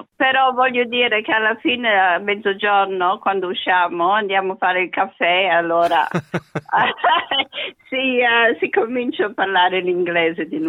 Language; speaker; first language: Italian; early bilingual, other home language; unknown